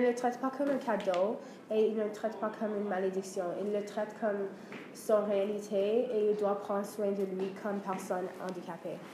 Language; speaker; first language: French; non-native, learner; English